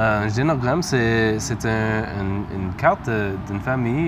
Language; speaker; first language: French; non-native, learner; English